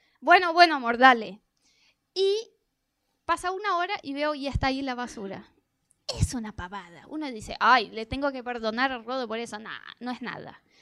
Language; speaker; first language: Spanish; non-native, fluent; Portuguese